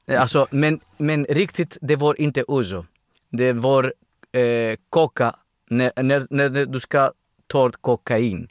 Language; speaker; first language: Swedish; non-native, fluent; Greek